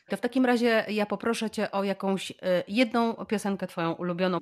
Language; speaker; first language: Polish; native; Polish